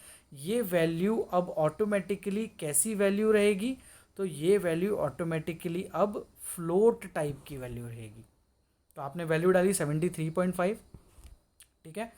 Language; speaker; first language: Hindi; native; Hindi